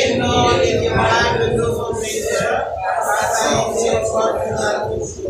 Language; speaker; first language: French; non-native, local second language; Haitian Creole